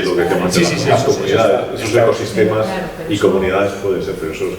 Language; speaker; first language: Spanish; native; Spanish